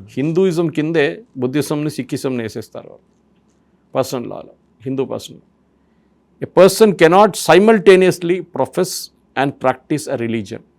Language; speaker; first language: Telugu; non-native, fluent; Malayalam